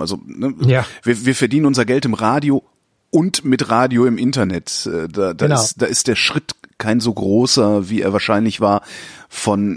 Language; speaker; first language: German; native; German